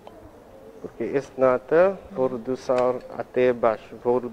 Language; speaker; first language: Portuguese; non-native, learner; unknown